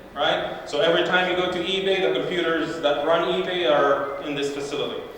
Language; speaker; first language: English; non-native, local second language; Arabic